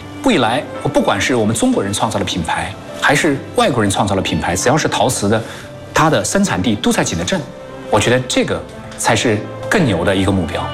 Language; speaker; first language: Chinese; native; Chinese